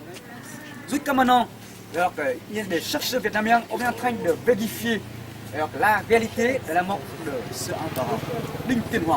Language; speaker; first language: French; non-native, fluent; Vietnamese